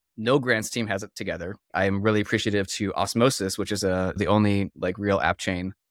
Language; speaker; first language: English; native; English